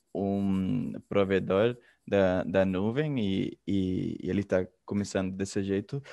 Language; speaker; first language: Portuguese; non-native, fluent; Spanish